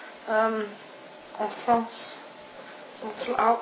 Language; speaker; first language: French; non-native, learner; English